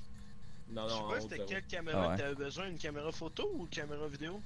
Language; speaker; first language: French; native; French